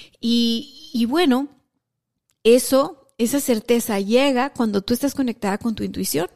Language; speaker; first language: Spanish; native; Spanish